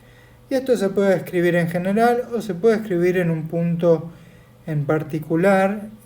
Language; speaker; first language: Spanish; native; Spanish